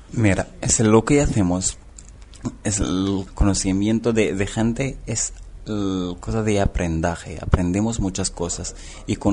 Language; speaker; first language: Spanish; non-native, learner; Arabic